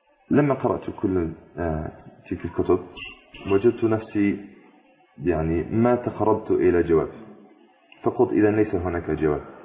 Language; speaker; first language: Arabic; non-native, fluent; English